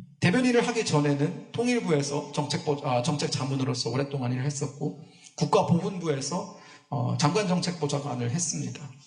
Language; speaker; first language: Korean; native; Korean